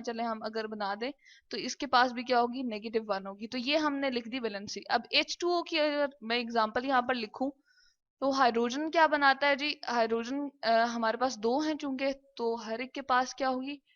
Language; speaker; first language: Hindi; non-native, local second language; Punjabi